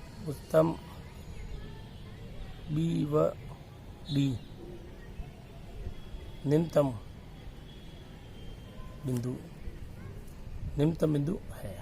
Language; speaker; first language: Hindi; native; Hindi